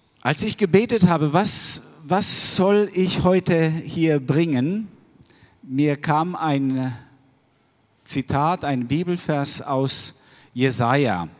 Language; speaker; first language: German; non-native, fluent; Albanian